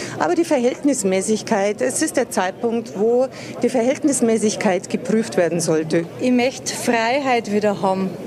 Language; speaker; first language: German; native; German